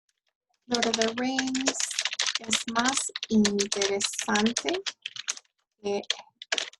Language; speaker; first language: Spanish; early bilingual, heritage; Spanish